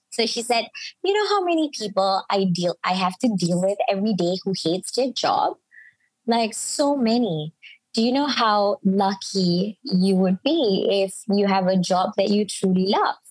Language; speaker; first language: English; non-native, local second language; Malay